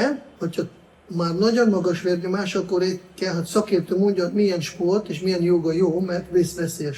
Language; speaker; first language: Hungarian; non-native, fluent; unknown